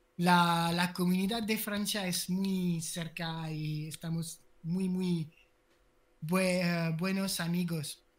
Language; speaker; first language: Spanish; non-native, learner; French